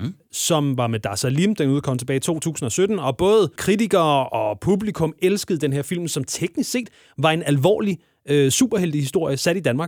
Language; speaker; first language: Danish; native; Danish